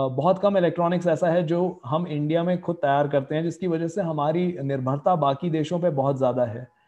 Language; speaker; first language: Hindi; native; Hindi